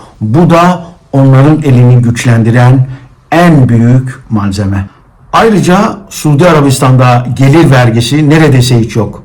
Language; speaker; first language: Turkish; native; Turkish